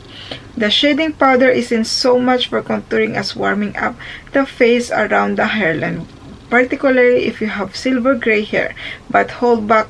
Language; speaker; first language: English; non-native, fluent; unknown